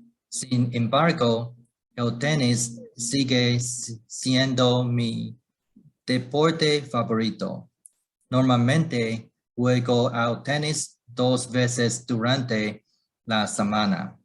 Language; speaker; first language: Spanish; non-native, learner; Chinese